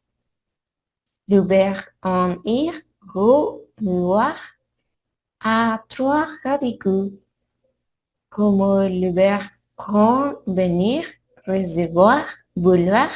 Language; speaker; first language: French; non-native, learner; Spanish